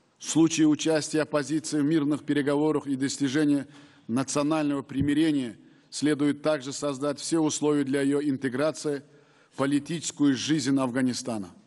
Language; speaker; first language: Russian; non-native, local second language; Uzbek